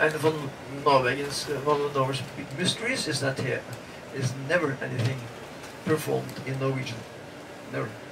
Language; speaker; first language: English; non-native, fluent; Norwegian